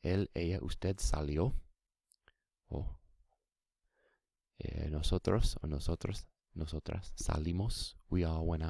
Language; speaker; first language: Spanish; non-native, fluent; English